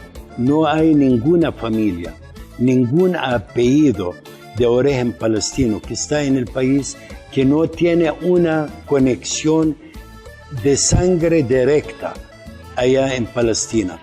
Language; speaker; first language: Spanish; non-native, fluent; Arabic